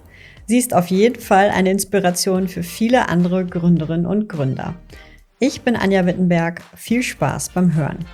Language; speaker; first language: German; native; German